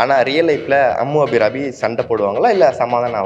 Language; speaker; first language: Tamil; native; Tamil